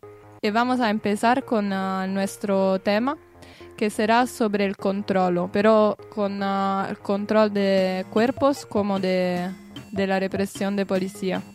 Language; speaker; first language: Spanish; non-native, learner; Italian